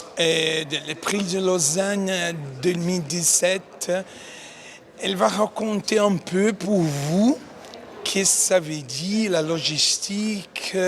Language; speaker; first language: French; non-native, learner; Portuguese